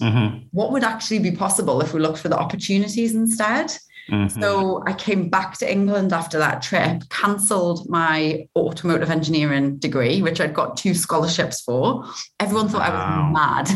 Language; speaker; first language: English; native; English